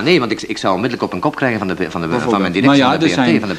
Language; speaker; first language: Dutch; native; Dutch